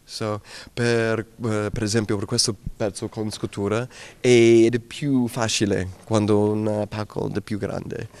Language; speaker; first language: Italian; non-native, learner; English